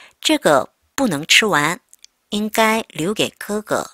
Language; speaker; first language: Chinese; non-native, fluent; Korean